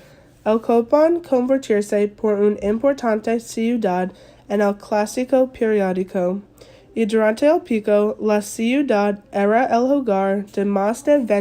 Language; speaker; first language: Spanish; non-native, learner; English